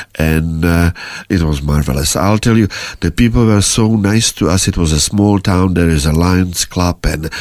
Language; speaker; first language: English; non-native, fluent; Czech